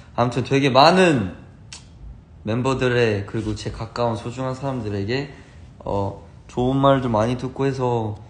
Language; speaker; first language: Korean; early bilingual, heritage; Korean